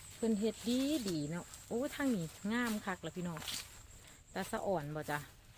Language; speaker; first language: Thai; native; Thai